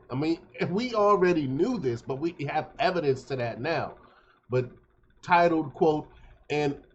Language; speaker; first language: English; native; English